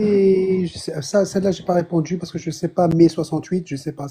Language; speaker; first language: French; non-native, learner; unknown